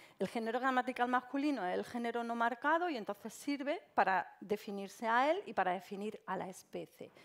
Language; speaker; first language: Spanish; native; Spanish